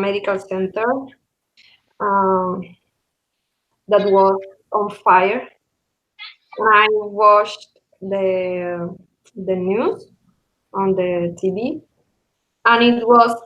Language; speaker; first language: English; non-native, learner; Spanish